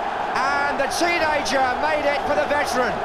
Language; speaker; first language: English; native; English